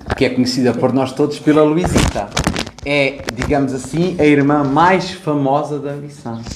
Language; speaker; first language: Portuguese; native; Portuguese